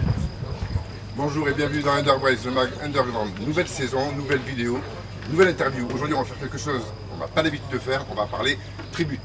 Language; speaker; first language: French; native; French